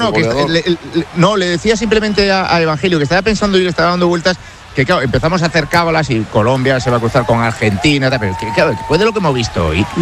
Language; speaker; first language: Spanish; native; Spanish